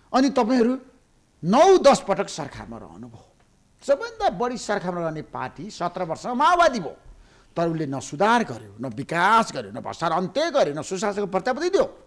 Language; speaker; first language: Nepali; native; Nepali